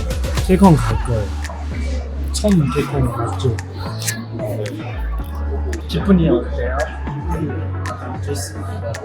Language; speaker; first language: Korean; non-native, learner; Chinese